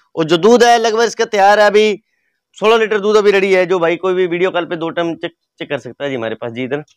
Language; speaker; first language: Hindi; native; Hindi